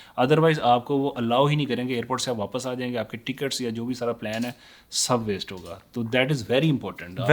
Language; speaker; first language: Urdu; native; Urdu